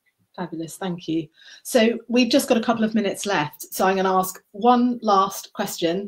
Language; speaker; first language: English; native; English